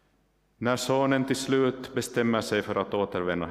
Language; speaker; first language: Swedish; non-native, local second language; Finnish